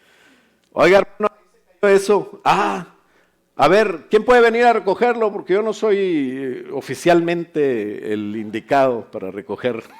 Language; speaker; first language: Spanish; native; Spanish